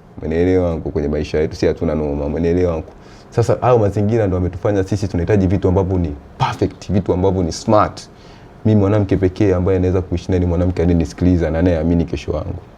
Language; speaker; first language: Swahili; native; Swahili